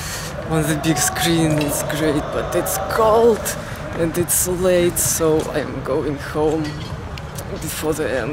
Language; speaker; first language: English; non-native, learner; Russian